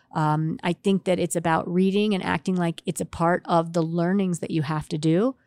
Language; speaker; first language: English; native; English